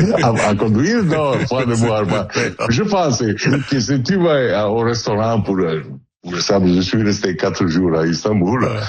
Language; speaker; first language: French; non-native, learner; Italian